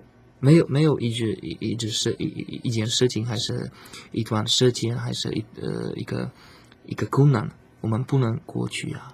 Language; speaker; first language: Chinese; non-native, learner; Slovak